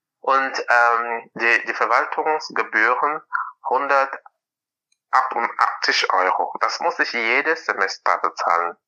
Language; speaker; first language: German; non-native, fluent; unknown